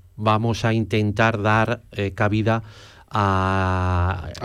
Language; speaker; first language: Spanish; native; Spanish